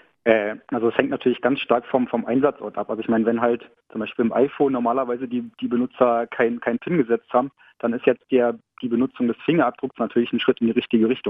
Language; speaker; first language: German; native; German